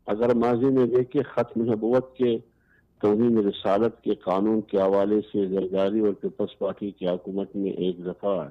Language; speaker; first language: Urdu; non-native, local second language; Pashto